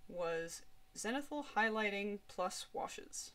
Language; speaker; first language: English; native; English